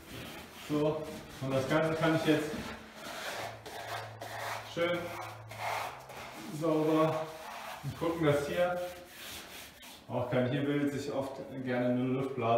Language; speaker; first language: German; native; German